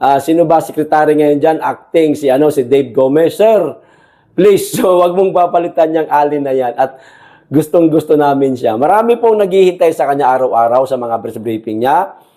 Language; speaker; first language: Filipino; non-native, local second language; Cebuano